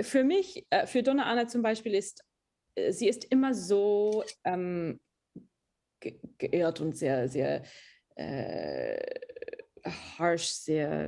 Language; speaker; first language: German; non-native, learner; English